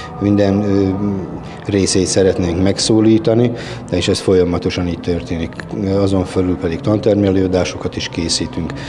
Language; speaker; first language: Hungarian; native; Hungarian